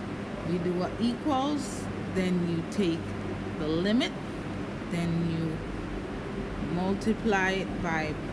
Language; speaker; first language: English; native; English